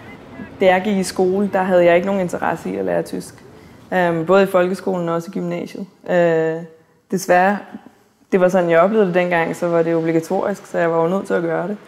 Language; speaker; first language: Danish; native; Danish